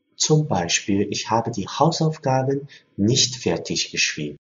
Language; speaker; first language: German; non-native, fluent; Chinese